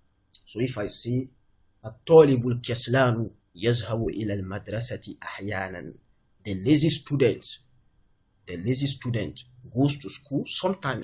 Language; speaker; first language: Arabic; non-native, fluent; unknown